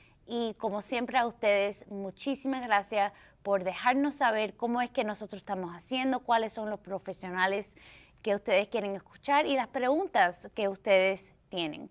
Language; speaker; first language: Spanish; early bilingual, heritage; English